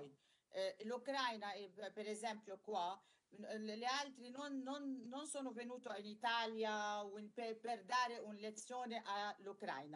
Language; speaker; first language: Italian; non-native, learner; Arabic